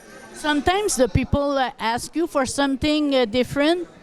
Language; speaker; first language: English; non-native, local second language; French